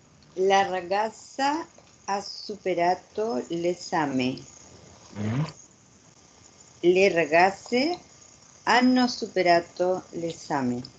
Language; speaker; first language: Italian; non-native, learner; Spanish